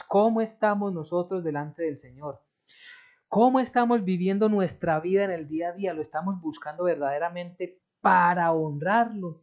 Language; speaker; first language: Spanish; native; Spanish